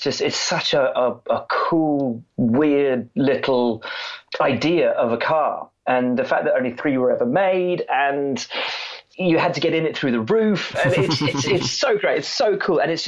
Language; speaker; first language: English; native; English